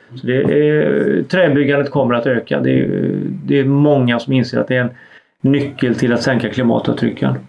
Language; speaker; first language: Swedish; native; Swedish